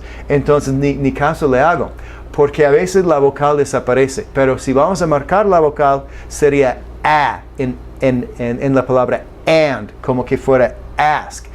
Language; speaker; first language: Spanish; non-native, fluent; English